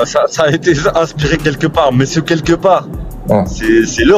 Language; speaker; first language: French; early bilingual, other home language; Turkish